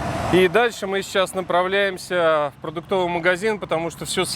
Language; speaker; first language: Russian; native; Russian